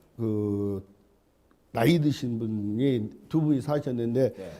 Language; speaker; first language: Korean; native; Korean